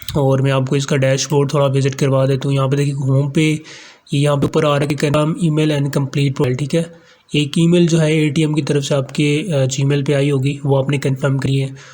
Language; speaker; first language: Urdu; non-native, local second language; Punjabi